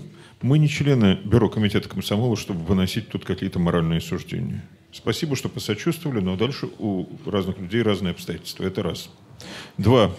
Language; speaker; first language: Russian; native; Russian